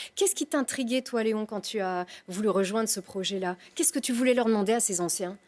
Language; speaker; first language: French; native; French